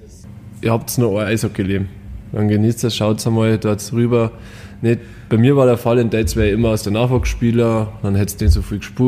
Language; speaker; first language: German; native; German